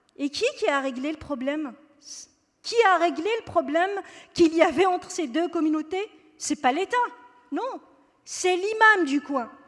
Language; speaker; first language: French; non-native, local second language; Kabyle